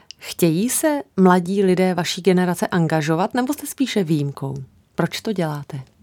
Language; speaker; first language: Czech; native; Czech